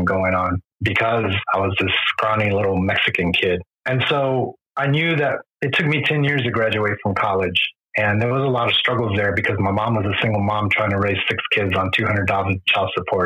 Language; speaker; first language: English; non-native, fluent; Spanish